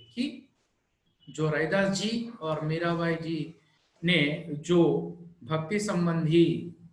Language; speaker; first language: Hindi; non-native, local second language; Telugu